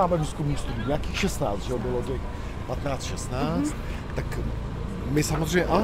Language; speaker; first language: Czech; native; Czech